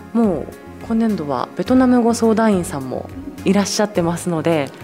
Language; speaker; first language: Japanese; native; Japanese